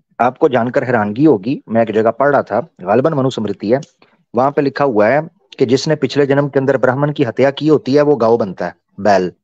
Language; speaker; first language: Urdu; non-native, local second language; Punjabi